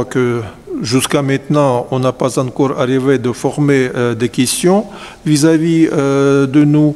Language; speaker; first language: French; non-native, fluent; Russian